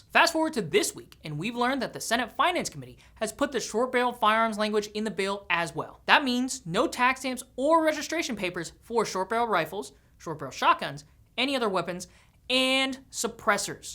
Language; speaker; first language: English; native; English